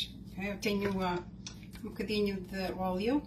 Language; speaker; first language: Portuguese; early bilingual, heritage; Portuguese